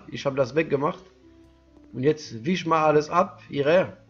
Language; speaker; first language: German; non-native, learner; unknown